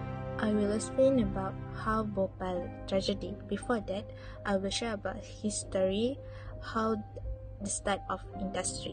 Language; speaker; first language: English; non-native, local second language; Malay